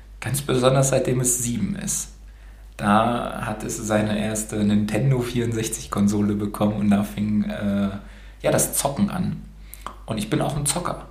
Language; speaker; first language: German; early bilingual, other home language; Romanian